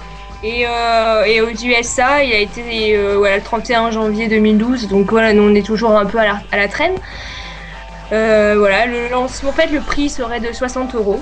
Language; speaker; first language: French; native; French